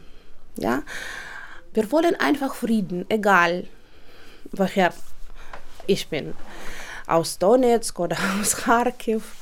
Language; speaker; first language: German; non-native, learner; Russian